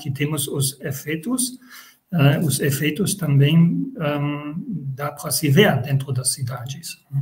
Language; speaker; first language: Portuguese; non-native, fluent; German